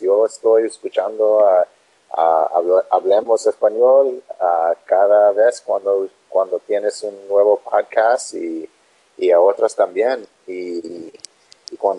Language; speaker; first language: Spanish; non-native, learner; English